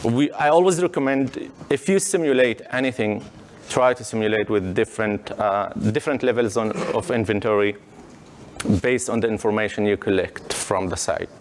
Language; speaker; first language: English; non-native, fluent; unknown